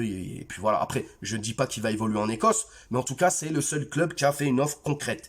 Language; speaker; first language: French; native; French